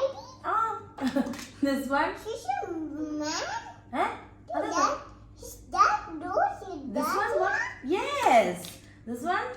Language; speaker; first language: English; non-native, local second language; Malayalam